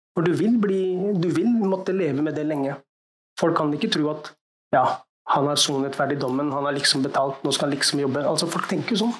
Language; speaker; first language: Norwegian; early bilingual, other home language; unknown